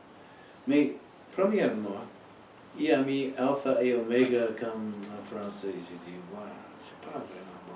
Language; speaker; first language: French; non-native, fluent; English